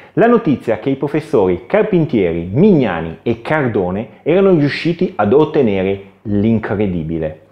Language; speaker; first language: Italian; native; Italian